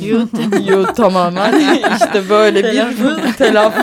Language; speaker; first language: Turkish; non-native, fluent; Swedish